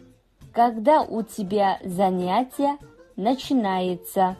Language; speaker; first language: Russian; non-native, fluent; Kazakh